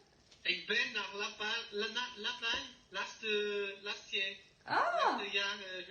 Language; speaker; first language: Dutch; non-native, learner; French